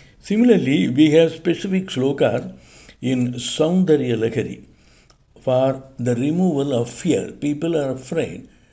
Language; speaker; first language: English; non-native, local second language; Tamil